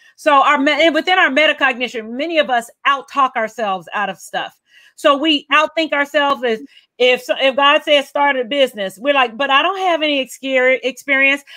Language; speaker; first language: English; native; English